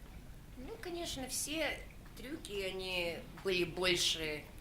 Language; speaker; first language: Russian; early bilingual, heritage; Russian